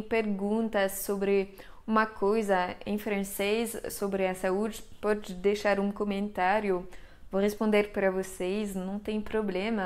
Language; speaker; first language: Portuguese; non-native, fluent; French